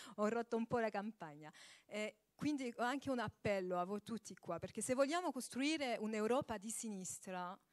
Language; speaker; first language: Italian; early bilingual, heritage; Italian